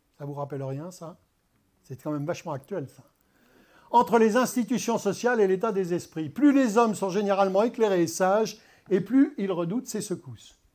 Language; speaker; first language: French; native; French